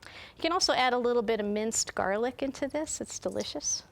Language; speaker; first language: English; native; English